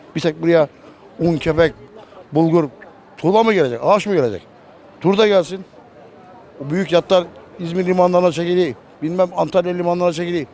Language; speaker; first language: Turkish; native; Turkish